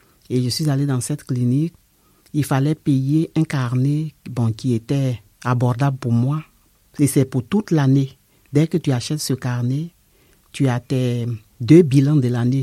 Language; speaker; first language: French; non-native, local second language; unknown